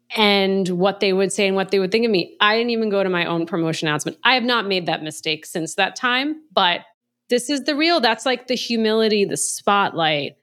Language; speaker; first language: English; native; English